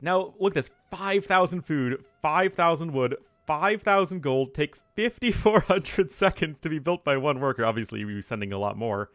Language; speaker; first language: English; native; English